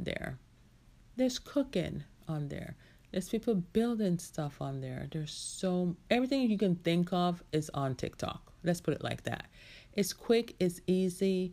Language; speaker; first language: English; native; English